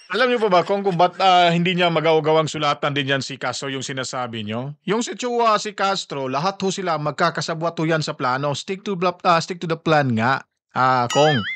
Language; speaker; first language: Filipino; native; Filipino